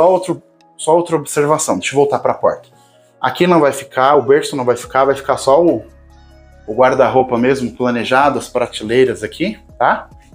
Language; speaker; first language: Portuguese; native; Portuguese